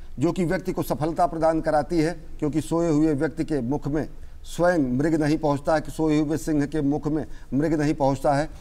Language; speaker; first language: Hindi; native; Hindi